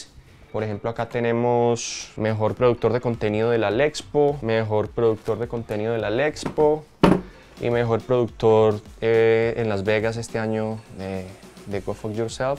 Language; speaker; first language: Spanish; native; Spanish